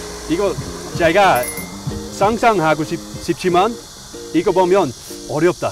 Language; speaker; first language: Korean; non-native, learner; Dutch